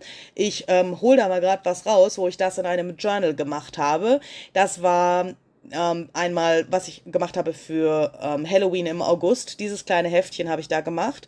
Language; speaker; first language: German; native; German